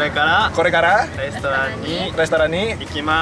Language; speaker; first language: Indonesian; non-native, learner; Japanese